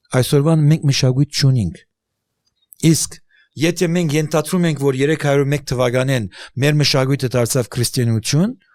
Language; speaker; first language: Armenian; early bilingual, heritage; Armenian